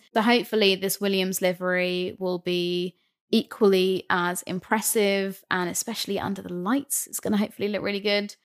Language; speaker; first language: English; native; English